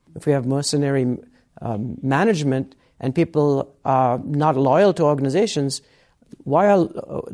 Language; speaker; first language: English; native; English